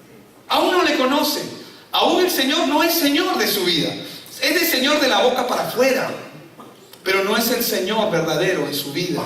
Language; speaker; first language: Spanish; native; Spanish